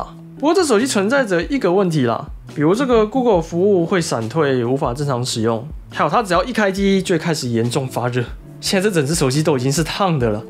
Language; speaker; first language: Chinese; native; Chinese